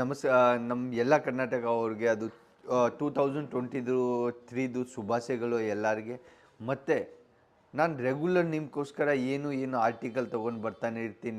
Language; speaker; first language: Kannada; non-native, local second language; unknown